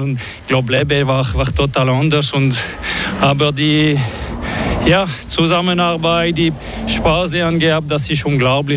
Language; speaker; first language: German; non-native, learner; French